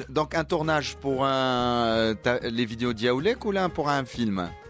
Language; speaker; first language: French; non-native, local second language; Arabic